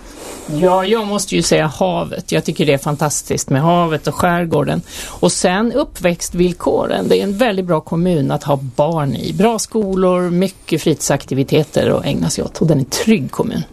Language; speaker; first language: Swedish; native; Swedish